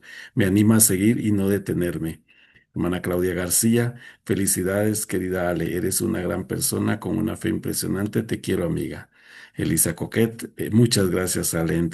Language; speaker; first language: Spanish; native; Spanish